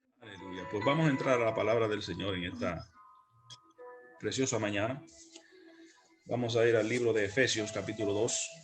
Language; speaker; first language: Spanish; native; Spanish